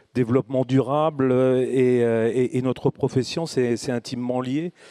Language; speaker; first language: French; native; French